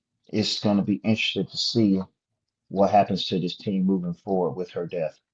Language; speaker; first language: English; native; English